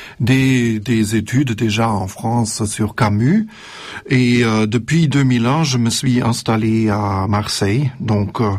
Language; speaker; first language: French; non-native, fluent; German